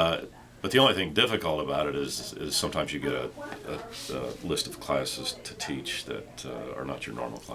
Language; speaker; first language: English; native; English